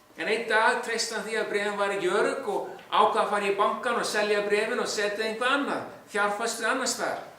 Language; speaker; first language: Icelandic; non-native, fluent; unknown